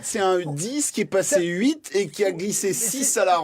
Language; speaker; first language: French; native; French